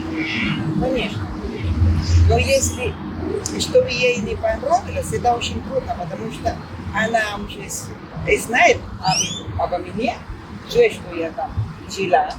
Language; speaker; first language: Russian; non-native, fluent; Spanish